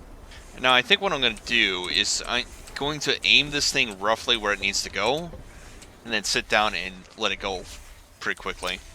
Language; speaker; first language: English; native; English